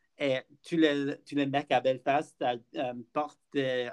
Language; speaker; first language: French; non-native, fluent; English